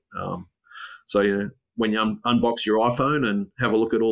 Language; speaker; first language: English; native; English